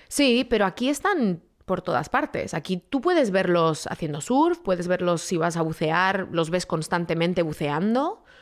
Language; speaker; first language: Spanish; native; Spanish